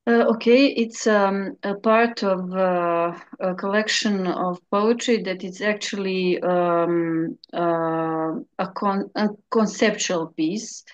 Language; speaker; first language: English; non-native, learner; Serbian